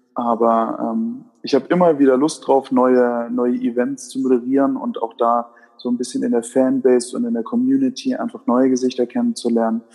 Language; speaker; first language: German; native; German